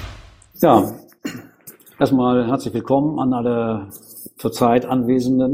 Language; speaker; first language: German; native; German